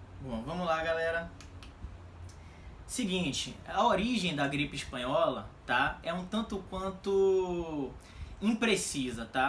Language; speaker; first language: Portuguese; native; Portuguese